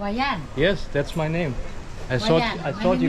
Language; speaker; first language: English; non-native, fluent; German